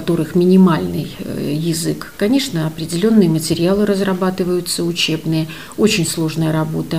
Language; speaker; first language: Russian; native; Russian